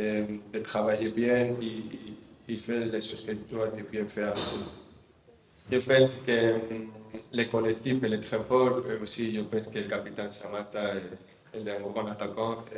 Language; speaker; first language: French; non-native, fluent; Spanish